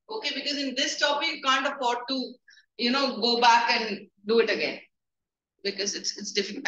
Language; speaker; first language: English; non-native, local second language; Hindi